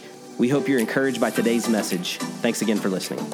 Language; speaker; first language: English; native; English